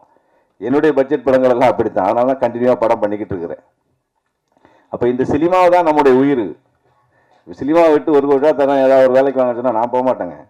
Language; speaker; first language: Tamil; native; Tamil